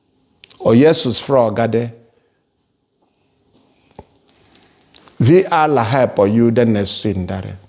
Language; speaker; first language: Swedish; non-native, fluent; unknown